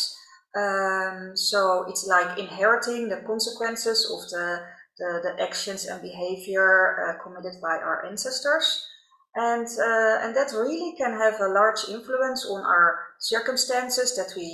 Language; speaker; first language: English; non-native, fluent; Dutch